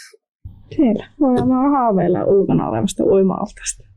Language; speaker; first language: Finnish; native; Finnish